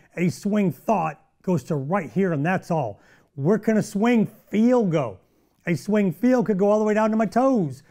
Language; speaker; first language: English; native; English